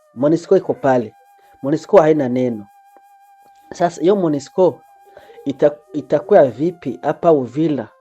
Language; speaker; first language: Swahili; non-native, local second language; Rundi